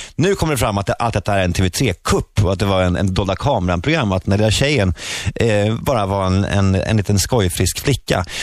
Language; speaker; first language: Swedish; native; Swedish